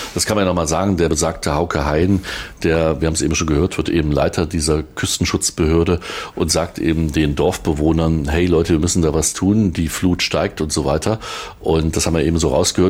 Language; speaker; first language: German; native; German